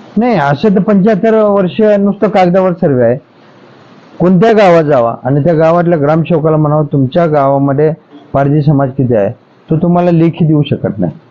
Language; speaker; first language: Marathi; non-native, local second language; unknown